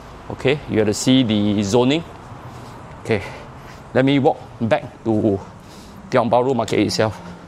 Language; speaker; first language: English; non-native, local second language; Chinese